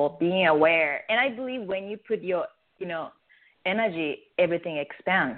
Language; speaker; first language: English; non-native, fluent; Japanese